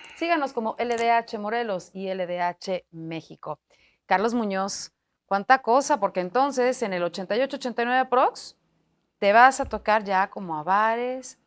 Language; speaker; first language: Spanish; native; Spanish